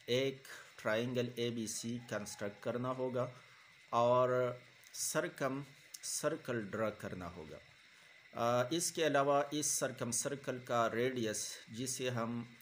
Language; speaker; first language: Urdu; non-native, local second language; Pashto